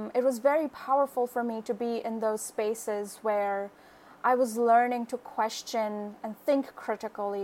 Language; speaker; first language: English; non-native, local second language; Bangla